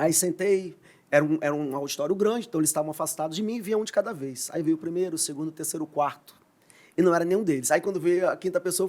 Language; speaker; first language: Portuguese; native; Portuguese